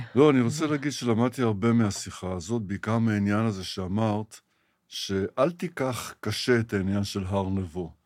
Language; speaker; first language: Hebrew; early bilingual, other home language; Arabic